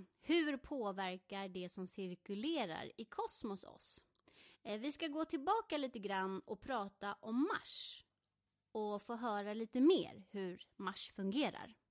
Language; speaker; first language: Swedish; native; Swedish